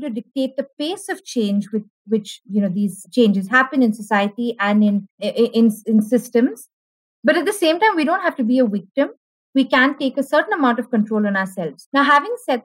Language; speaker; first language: English; non-native, local second language; Malayalam